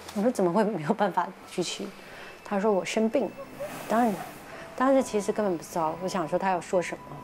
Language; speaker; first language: Chinese; native; Chinese